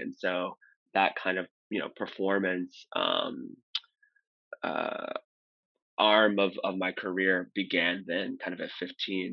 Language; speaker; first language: English; native; English